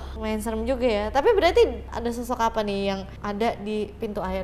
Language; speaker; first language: Indonesian; native; Indonesian